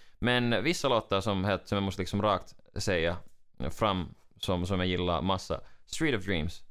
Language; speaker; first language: Swedish; native; Swedish